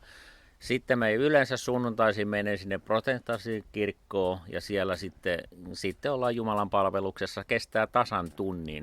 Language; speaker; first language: Finnish; native; Finnish